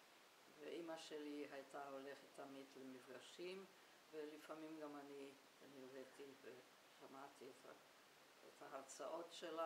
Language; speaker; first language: Hebrew; non-native, fluent; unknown